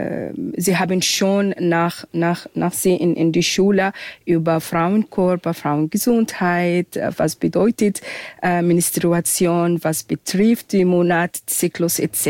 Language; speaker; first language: German; non-native, fluent; Arabic